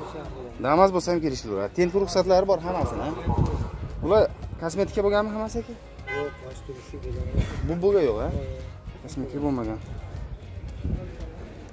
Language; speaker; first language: Turkish; non-native, learner; Uzbek